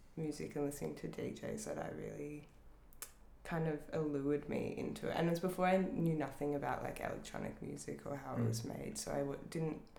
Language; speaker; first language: English; native; English